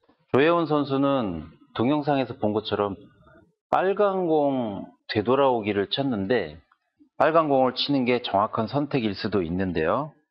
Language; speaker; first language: Korean; native; Korean